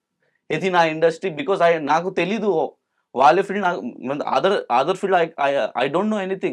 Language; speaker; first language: Telugu; non-native, local second language; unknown